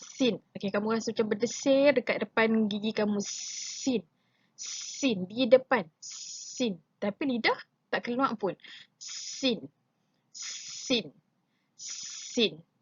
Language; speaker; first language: Malay; native; Malay